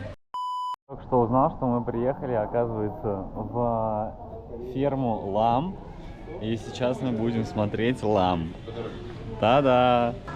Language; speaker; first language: Russian; native; Russian